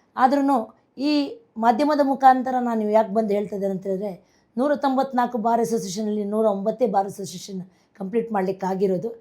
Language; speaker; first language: Kannada; non-native, local second language; Konkani